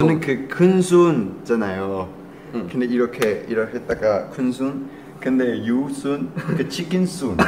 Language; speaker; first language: Korean; non-native, learner; Chinese